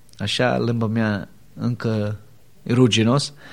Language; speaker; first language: Romanian; non-native, learner; English